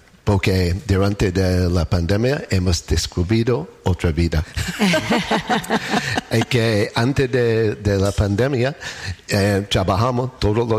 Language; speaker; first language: Spanish; non-native, learner; English